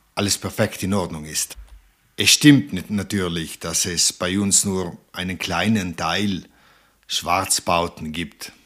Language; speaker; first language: German; non-native, local second language; Ladin